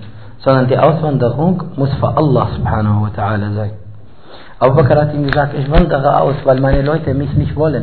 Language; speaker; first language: German; non-native, fluent; Arabic